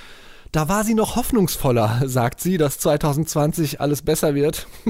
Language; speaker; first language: German; native; German